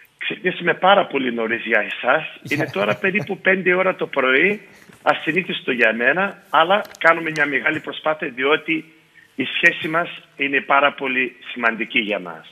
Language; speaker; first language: Greek; early bilingual, heritage; Greek